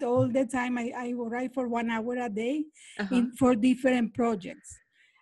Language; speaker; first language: English; non-native, fluent; Spanish